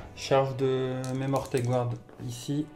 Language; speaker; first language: French; native; French